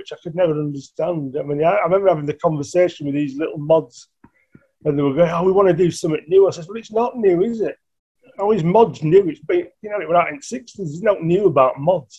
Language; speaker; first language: English; native; English